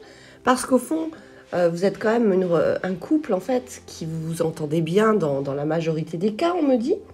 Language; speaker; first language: French; native; French